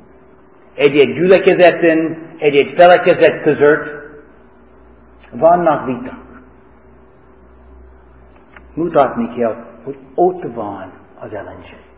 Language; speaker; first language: Hungarian; non-native, fluent; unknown